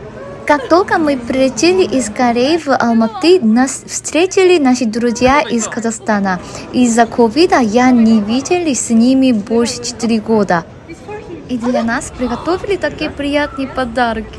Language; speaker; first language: Russian; non-native, learner; Korean